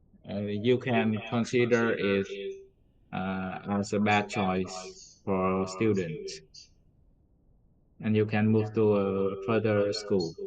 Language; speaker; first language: English; non-native, learner; Vietnamese